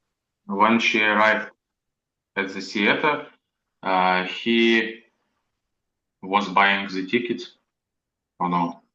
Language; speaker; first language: English; non-native, learner; Russian